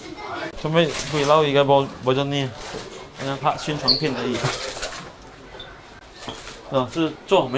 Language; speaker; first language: Chinese; native; Chinese